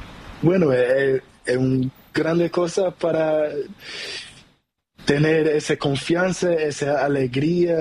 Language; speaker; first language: Spanish; non-native, learner; Portuguese